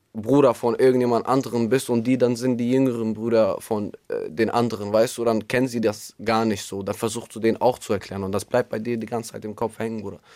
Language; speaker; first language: German; non-native, fluent; Albanian